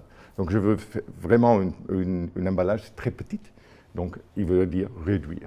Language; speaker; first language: French; non-native, fluent; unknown